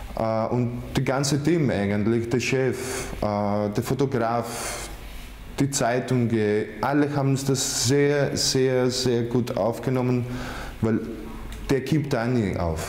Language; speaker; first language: German; non-native, fluent; Greek